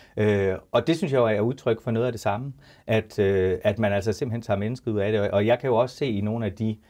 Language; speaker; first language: Danish; native; Danish